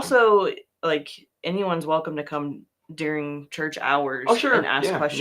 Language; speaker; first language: English; native; English